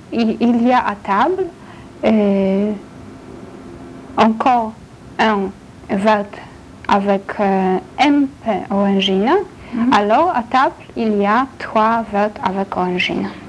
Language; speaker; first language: French; non-native, learner; Polish